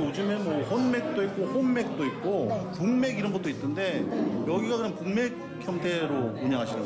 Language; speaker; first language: Korean; native; Korean